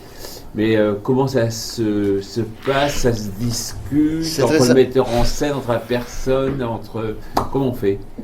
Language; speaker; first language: French; native; French